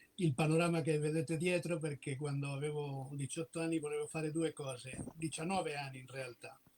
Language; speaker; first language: Italian; non-native, fluent; Spanish